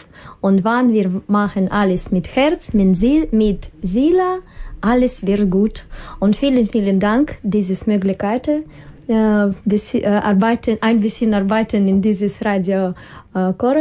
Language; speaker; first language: German; non-native, learner; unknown